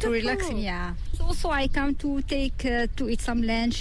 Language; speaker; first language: English; non-native, learner; Korean